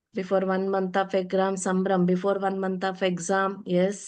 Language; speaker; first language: English; non-native, local second language; Kannada